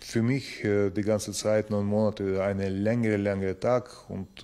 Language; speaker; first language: German; non-native, learner; Ukrainian